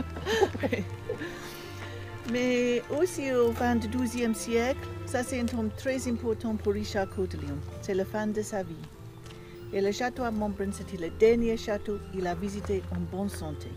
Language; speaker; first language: French; non-native, fluent; English